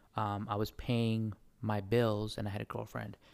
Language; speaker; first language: English; native; English